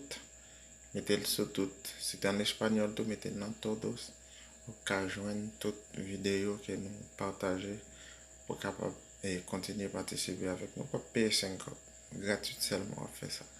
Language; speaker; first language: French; non-native, learner; Haitian Creole